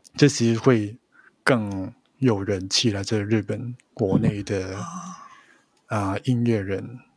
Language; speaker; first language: Chinese; non-native, local second language; Cantonese